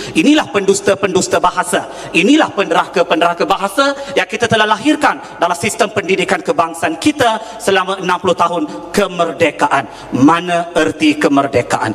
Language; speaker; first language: Malay; non-native, local second language; Tamil